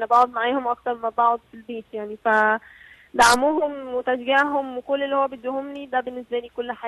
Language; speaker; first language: Arabic; native; Arabic